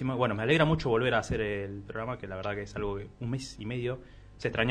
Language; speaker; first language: Spanish; native; Spanish